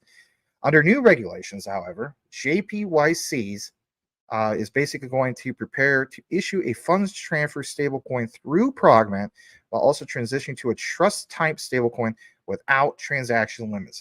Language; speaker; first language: English; native; English